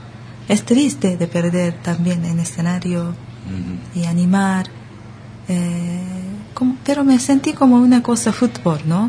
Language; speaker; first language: Spanish; non-native, learner; Japanese